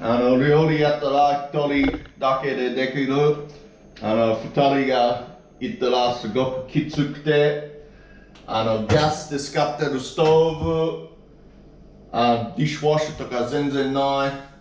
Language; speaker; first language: Japanese; non-native, learner; English